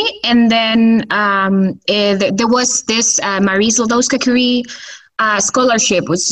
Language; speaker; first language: English; non-native, fluent; Spanish